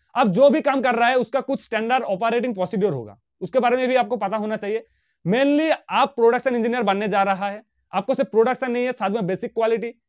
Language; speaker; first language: Hindi; non-native, local second language; Bangla